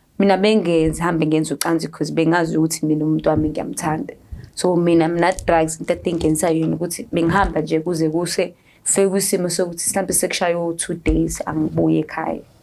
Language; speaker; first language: Zulu; non-native, fluent; Swahili